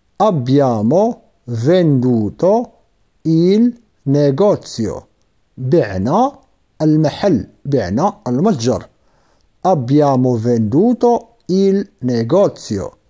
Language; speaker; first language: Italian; non-native, fluent; Arabic